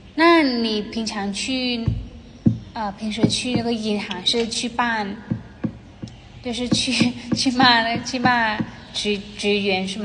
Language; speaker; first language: Chinese; non-native, fluent; Thai